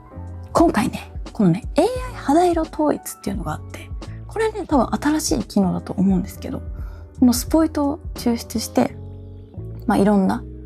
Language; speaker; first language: Japanese; native; Japanese